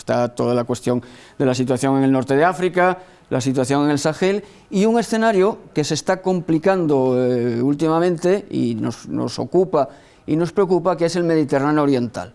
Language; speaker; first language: Spanish; native; Spanish